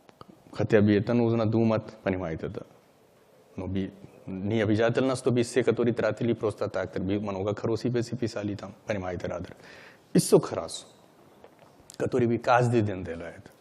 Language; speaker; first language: Russian; non-native, learner; Hindi